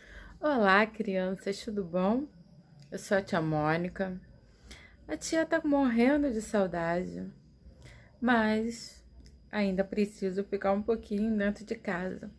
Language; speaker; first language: Portuguese; native; Portuguese